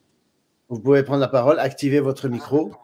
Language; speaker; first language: French; native; French